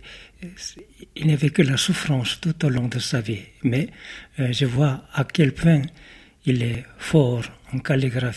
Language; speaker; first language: French; non-native, fluent; Korean